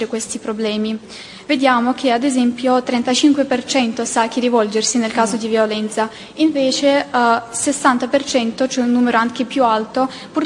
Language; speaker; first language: Italian; non-native, fluent; Ukrainian